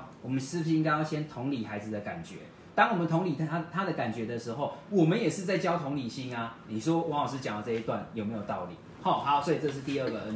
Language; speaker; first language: Chinese; native; Chinese